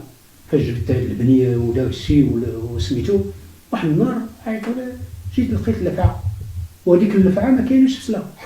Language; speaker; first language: Arabic; native; Arabic